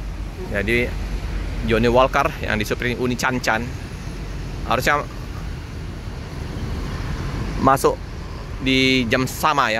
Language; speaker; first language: Indonesian; native; Indonesian